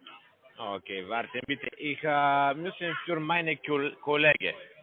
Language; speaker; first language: German; non-native, learner; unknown